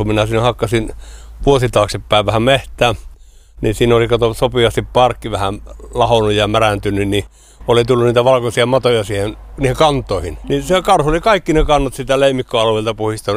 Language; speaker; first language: Finnish; native; Finnish